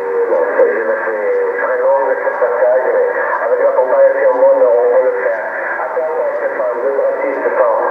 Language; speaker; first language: French; non-native, fluent; Italian